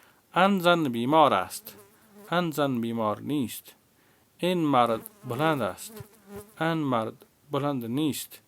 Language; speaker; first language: Persian; non-native, fluent; Urdu